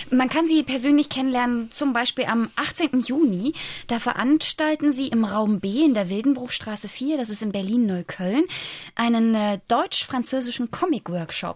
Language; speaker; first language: German; native; German